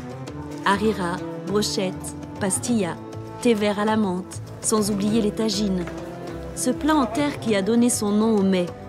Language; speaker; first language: French; native; French